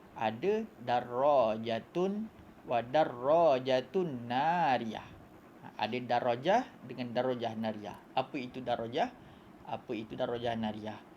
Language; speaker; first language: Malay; native; Malay